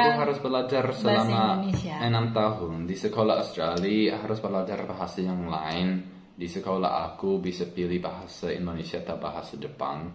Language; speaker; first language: Indonesian; non-native, learner; English